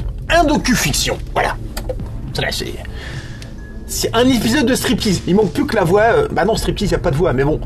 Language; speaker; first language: French; native; French